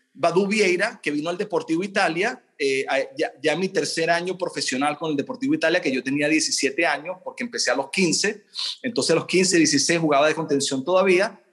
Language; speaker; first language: Spanish; early bilingual, other home language; Italian